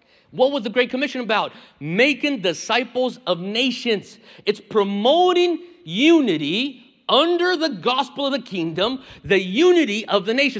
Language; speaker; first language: English; non-native, fluent; Portuguese